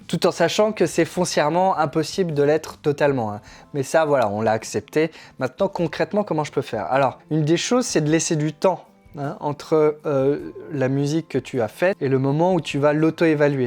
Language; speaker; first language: French; native; French